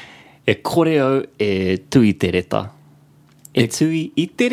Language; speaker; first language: Māori; non-native, local second language; English